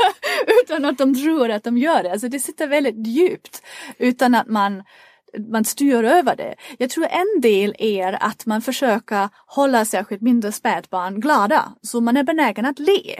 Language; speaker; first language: Swedish; non-native, fluent; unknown